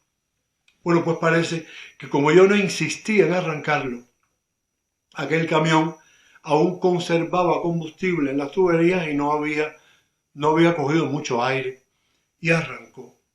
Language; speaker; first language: Spanish; native; Spanish